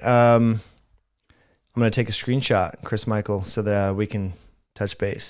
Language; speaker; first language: English; native; English